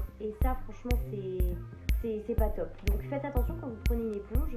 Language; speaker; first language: French; native; French